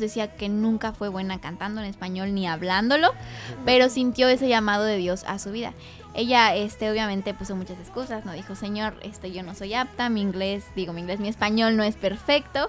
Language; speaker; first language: Spanish; native; Spanish